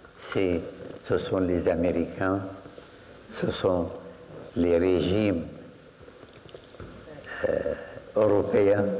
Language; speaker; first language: French; non-native, fluent; Arabic